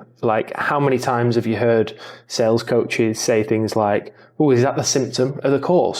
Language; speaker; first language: English; native; English